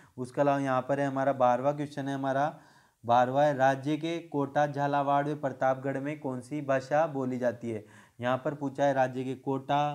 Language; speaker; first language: Hindi; native; Hindi